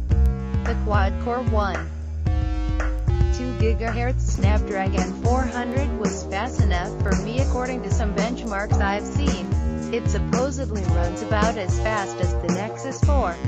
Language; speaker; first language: English; native; English